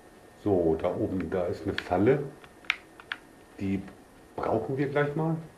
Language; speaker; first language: German; native; German